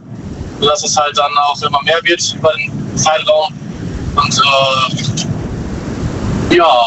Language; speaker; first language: German; native; German